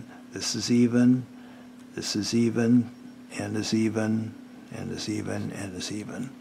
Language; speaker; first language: English; native; English